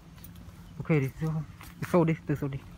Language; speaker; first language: English; non-native, learner; Khmer